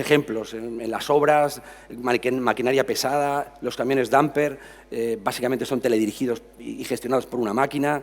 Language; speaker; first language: Spanish; native; Spanish